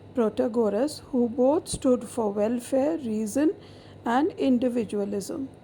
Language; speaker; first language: English; non-native, local second language; Hindi